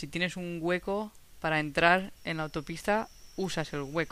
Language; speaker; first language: Spanish; non-native, fluent; English